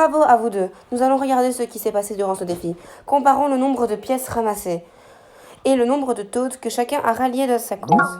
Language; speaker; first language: French; native; French